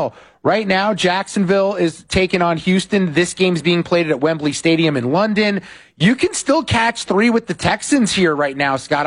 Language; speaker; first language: English; native; English